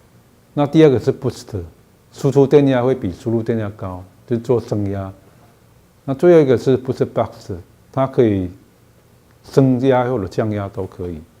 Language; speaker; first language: Chinese; native; Chinese